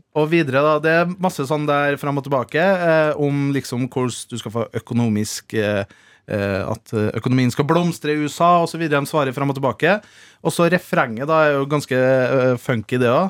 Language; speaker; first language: Norwegian; native; Norwegian